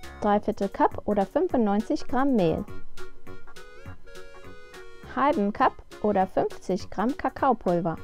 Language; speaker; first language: German; non-native, fluent; English